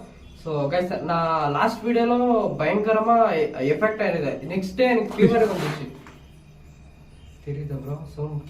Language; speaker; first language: Tamil; non-native, local second language; Kannada